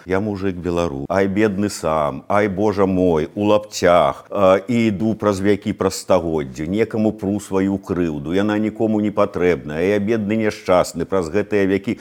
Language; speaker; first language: Belarusian; native; Belarusian